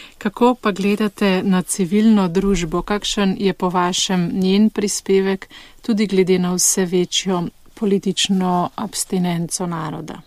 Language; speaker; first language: Slovenian; native; Slovenian